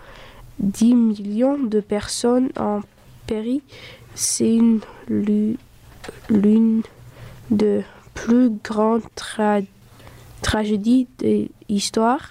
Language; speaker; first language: French; early bilingual, other home language; Dutch